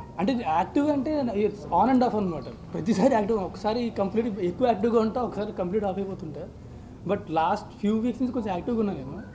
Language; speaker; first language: Telugu; native; Telugu